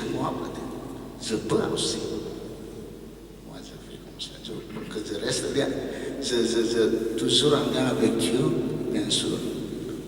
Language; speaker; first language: French; non-native, learner; Indonesian